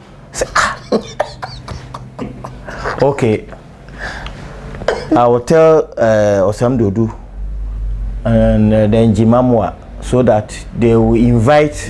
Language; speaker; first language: English; non-native, local second language; Akan